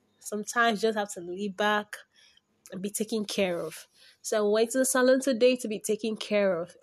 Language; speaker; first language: English; non-native, local second language; Igbo